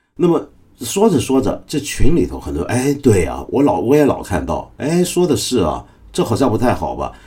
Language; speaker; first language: Chinese; non-native, local second language; Cantonese